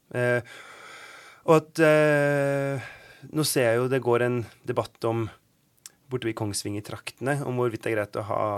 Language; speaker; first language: Norwegian; native; Norwegian